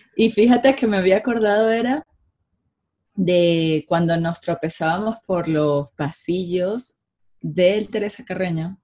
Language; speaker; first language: Spanish; native; Spanish